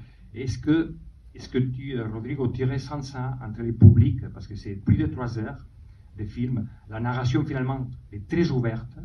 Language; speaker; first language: French; non-native, fluent; Spanish